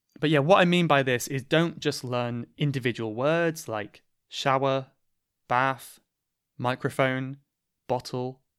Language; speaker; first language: English; native; English